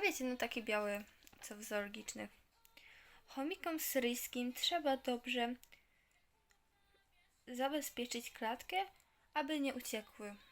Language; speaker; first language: Polish; native; Polish